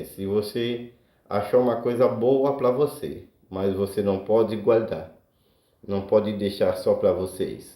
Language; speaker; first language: Portuguese; non-native, learner; Haitian Creole